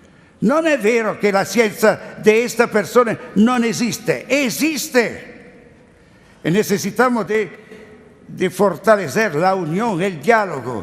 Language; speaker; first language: Spanish; non-native, learner; Italian